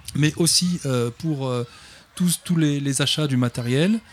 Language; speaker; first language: French; native; French